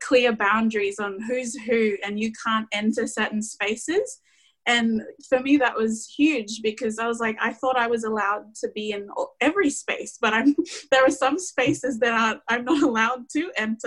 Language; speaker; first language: English; non-native, fluent; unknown